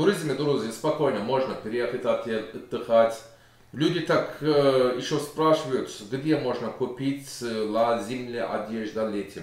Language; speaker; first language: Russian; non-native, learner; Turkish